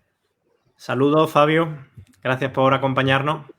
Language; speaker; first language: Spanish; native; Spanish